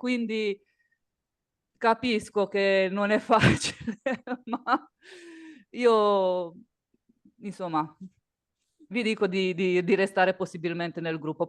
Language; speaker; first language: Italian; native; Italian